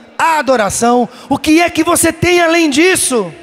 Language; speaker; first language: Portuguese; native; Portuguese